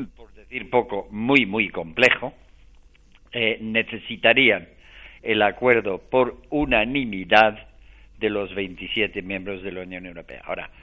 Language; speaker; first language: Spanish; non-native, fluent; English